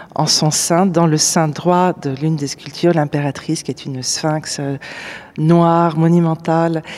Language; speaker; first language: French; native; French